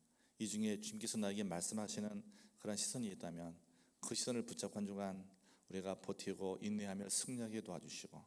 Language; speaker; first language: Korean; native; Korean